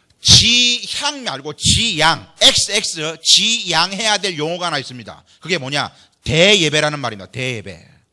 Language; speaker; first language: Korean; native; Korean